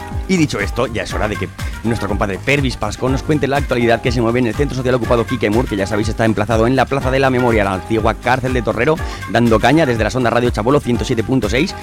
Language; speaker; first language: Spanish; native; Spanish